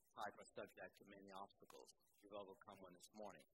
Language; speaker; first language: English; native; English